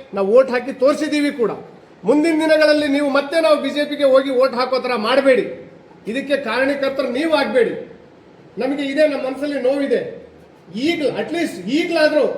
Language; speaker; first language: Kannada; non-native, local second language; Lambadi